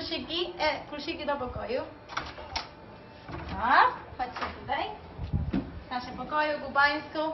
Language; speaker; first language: Polish; non-native, learner; Spanish